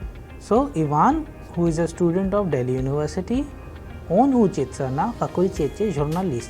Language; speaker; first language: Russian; non-native, fluent; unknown